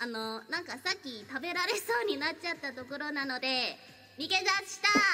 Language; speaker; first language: Japanese; non-native, learner; English